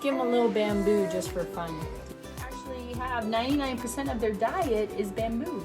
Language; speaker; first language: English; native; English